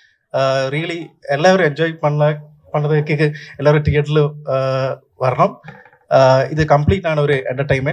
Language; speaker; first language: Tamil; non-native, local second language; Malayalam